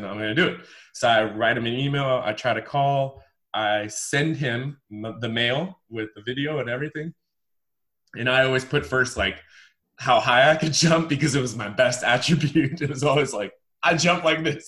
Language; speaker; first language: English; native; English